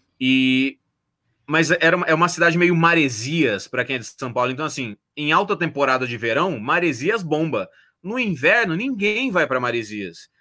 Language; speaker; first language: Portuguese; native; Portuguese